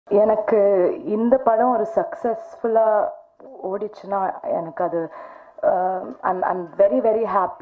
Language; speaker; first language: Tamil; non-native, fluent; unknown